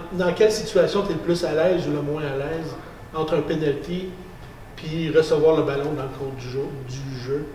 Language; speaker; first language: French; native; French